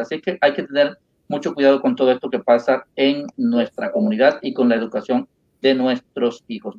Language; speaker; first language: Spanish; native; Spanish